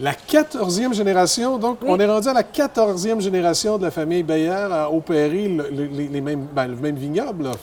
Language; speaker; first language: French; native; French